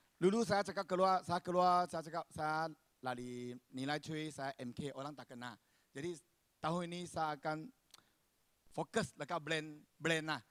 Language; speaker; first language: Malay; non-native, local second language; Chinese